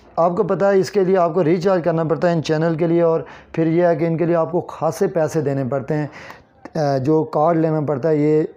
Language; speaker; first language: Urdu; non-native, local second language; Kashmiri